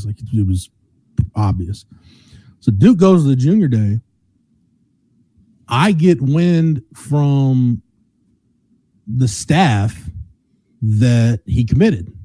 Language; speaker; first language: English; native; English